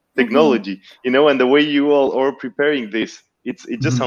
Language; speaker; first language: English; non-native, fluent; Spanish